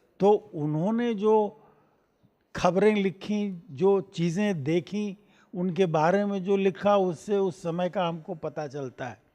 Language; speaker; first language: Hindi; native; Hindi